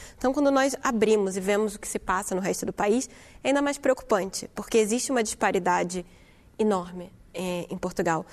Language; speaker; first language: Portuguese; native; Portuguese